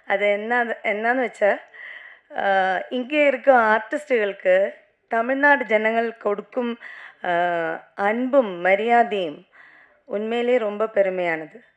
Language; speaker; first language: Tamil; non-native, learner; Malayalam